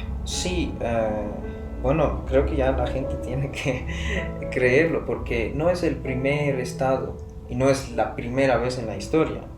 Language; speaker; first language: Spanish; non-native, fluent; Persian